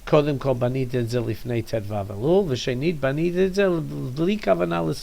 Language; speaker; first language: Hebrew; non-native, fluent; English